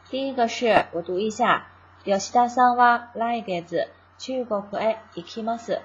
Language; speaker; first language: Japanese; non-native, fluent; Chinese